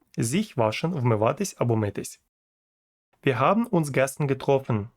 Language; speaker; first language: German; non-native, fluent; Ukrainian